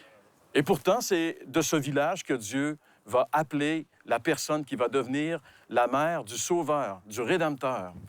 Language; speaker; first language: French; native; French